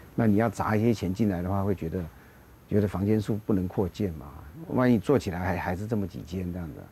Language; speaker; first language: Chinese; native; Chinese